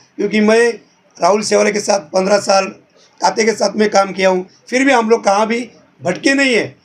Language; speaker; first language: Hindi; non-native, local second language; Marathi